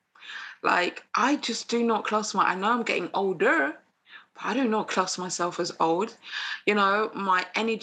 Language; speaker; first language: English; native; English